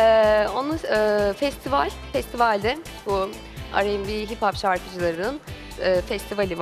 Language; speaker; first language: Turkish; native; Turkish